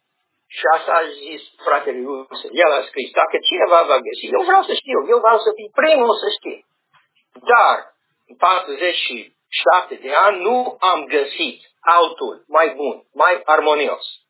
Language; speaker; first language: Romanian; non-native, learner; English